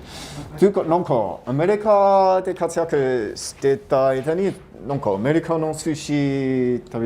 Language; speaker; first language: Japanese; non-native, fluent; English